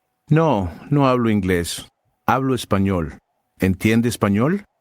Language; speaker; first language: Spanish; non-native, learner; English